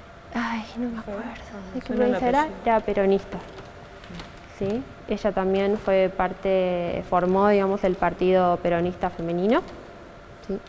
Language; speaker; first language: Spanish; native; Spanish